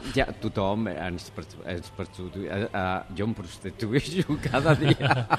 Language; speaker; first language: Catalan; non-native, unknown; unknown